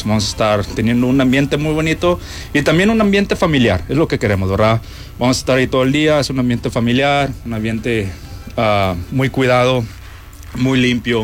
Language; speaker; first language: Spanish; native; Spanish